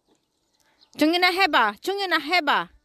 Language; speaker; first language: Korean; non-native, learner; Filipino